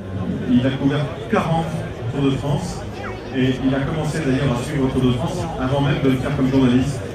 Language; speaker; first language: French; native; French